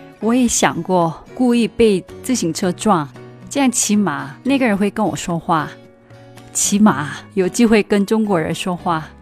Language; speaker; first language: Chinese; non-native, fluent; Korean